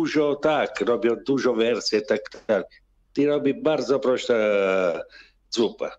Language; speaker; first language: Polish; non-native, learner; Italian